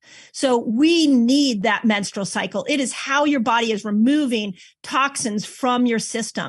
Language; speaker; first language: English; native; English